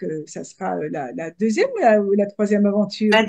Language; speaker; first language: French; native; French